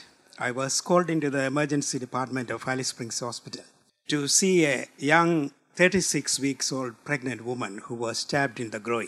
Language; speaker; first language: English; non-native, local second language; Malayalam